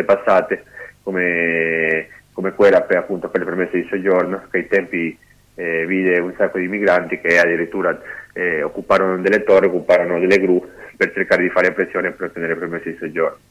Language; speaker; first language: Italian; non-native, fluent; Spanish